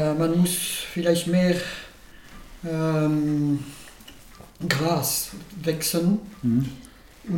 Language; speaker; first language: German; non-native, learner; French